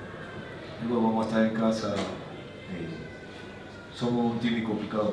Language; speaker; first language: Portuguese; non-native, learner; Spanish